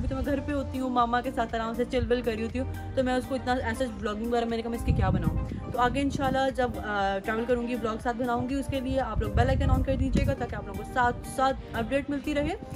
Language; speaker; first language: Urdu; native; Urdu